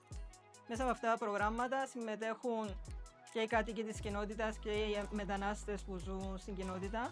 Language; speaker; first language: Greek; native; Greek